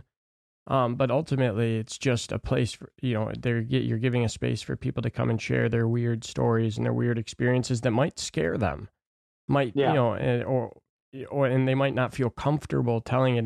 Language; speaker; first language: English; native; English